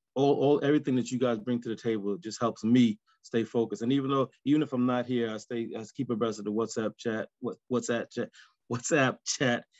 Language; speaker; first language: English; native; English